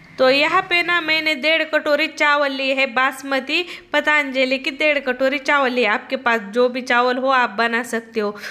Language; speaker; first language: Hindi; non-native, local second language; Marathi